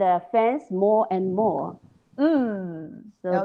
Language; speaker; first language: English; non-native, learner; Chinese